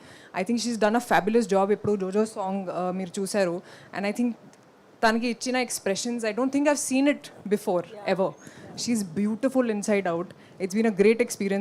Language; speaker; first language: Telugu; non-native, local second language; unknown